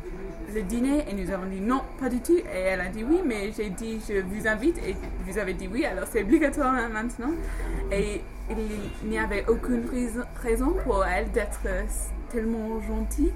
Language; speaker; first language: French; non-native, fluent; English